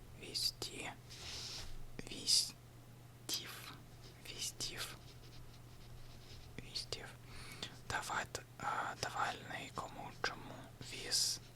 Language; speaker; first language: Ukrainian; non-native, learner; Russian